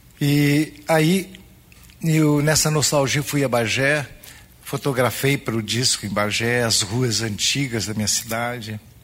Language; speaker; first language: Portuguese; native; Portuguese